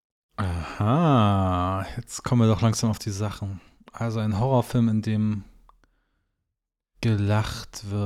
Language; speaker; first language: German; native; German